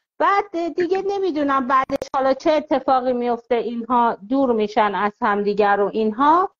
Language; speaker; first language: Persian; early bilingual, heritage; Persian